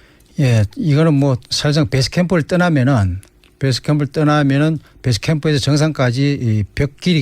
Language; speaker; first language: Korean; native; Korean